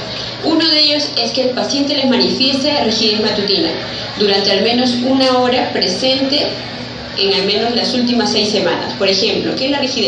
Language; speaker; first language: Spanish; native; Spanish